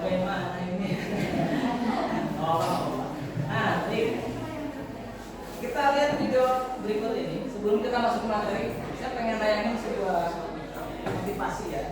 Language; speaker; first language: Malay; native; Malay